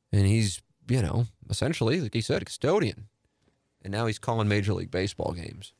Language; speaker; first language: English; native; English